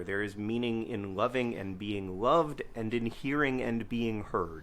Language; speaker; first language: English; native; English